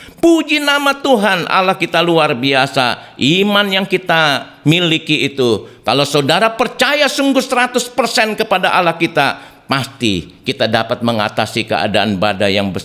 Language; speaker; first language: Indonesian; native; Indonesian